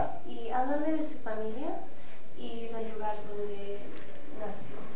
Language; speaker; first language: Spanish; early bilingual, heritage; Spanish